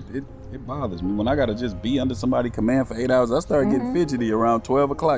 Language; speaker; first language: English; native; English